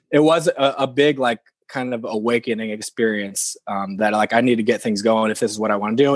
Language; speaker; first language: English; native; English